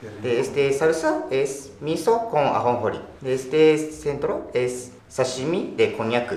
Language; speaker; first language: Spanish; non-native, learner; Japanese